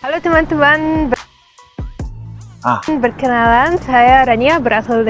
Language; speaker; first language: Indonesian; non-native, learner; Arabic